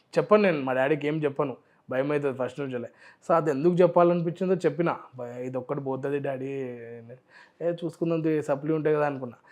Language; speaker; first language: Telugu; non-native, local second language; Urdu